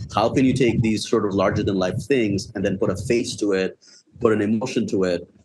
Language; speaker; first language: English; non-native, local second language; Bangla